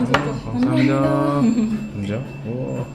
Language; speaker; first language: Korean; non-native, learner; Japanese